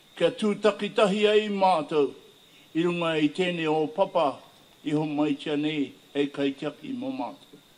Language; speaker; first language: Māori; native; Māori